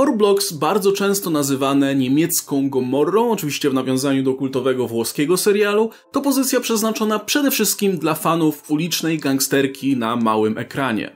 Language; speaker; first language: Polish; native; Polish